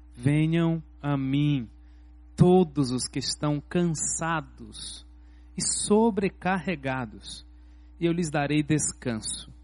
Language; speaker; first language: Portuguese; native; Portuguese